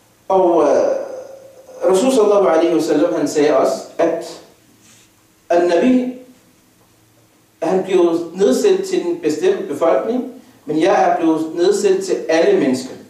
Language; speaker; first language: Danish; non-native, fluent; Arabic